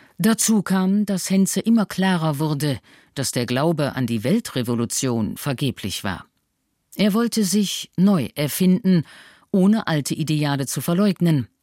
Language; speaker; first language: German; native; German